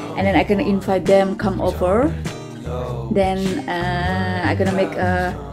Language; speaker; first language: English; non-native, learner; Indonesian